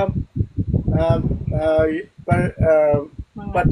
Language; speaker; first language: Indonesian; non-native, learner; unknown